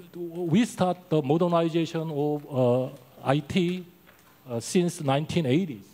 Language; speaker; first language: English; non-native, learner; Korean